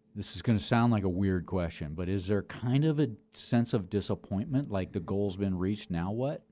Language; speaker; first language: English; native; English